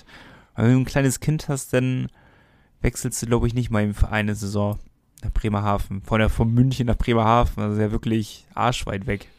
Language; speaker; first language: German; native; German